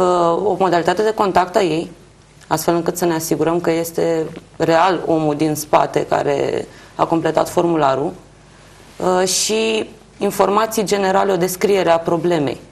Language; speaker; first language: Romanian; native; Romanian